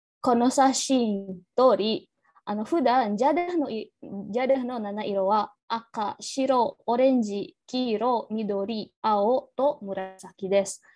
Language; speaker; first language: Japanese; non-native, learner; Indonesian